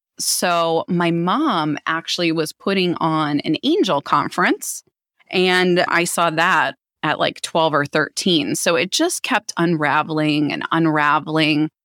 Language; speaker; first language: English; native; English